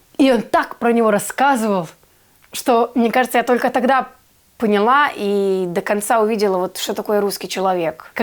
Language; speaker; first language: Russian; non-native, fluent; Serbian